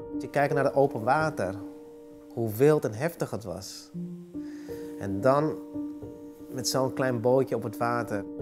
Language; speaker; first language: Dutch; early bilingual, other home language; Vietnamese